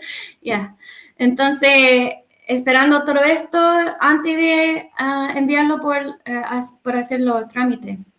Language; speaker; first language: Spanish; non-native, learner; English